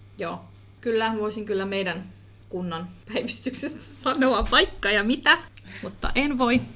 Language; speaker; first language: Finnish; early bilingual, other home language; Kurdish